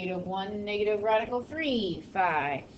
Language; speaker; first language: English; native; English